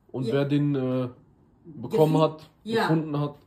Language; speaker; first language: German; early bilingual, other home language; Kurdish